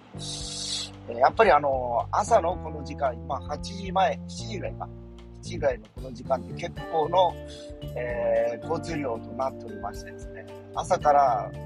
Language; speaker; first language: Japanese; native; Japanese